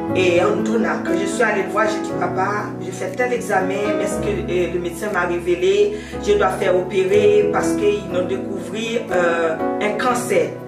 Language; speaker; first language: French; non-native, local second language; Haitian Creole